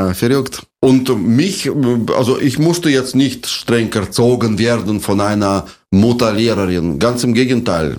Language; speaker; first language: German; non-native, fluent; Russian